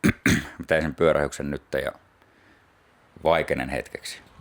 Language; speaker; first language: Finnish; native; Finnish